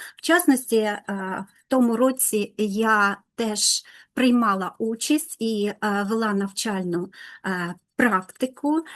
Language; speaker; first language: Ukrainian; non-native, local second language; Russian